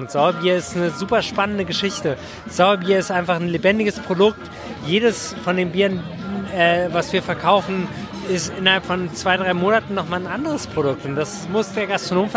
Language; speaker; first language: German; native; German